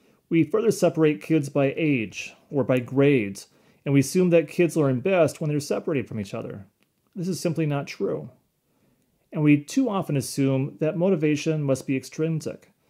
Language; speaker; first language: English; native; English